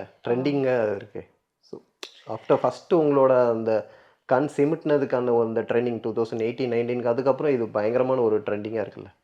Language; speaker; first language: Tamil; native; Tamil